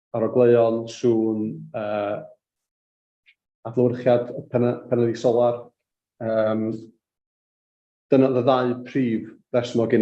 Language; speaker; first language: Welsh; native; Welsh